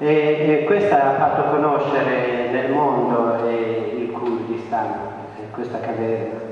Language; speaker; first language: Italian; non-native, fluent; Central Kurdish